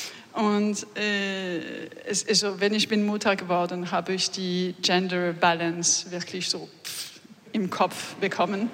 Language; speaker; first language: German; non-native, learner; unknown